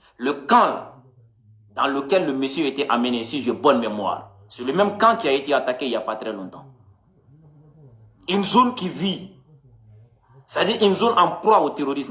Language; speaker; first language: French; non-native, local second language; Bambara